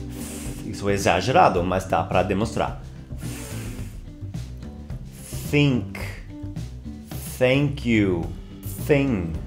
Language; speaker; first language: Portuguese; non-native, fluent; English